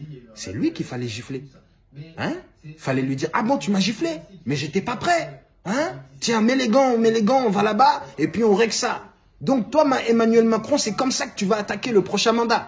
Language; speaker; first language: French; native; French